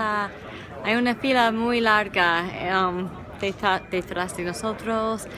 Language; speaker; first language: Spanish; non-native, fluent; English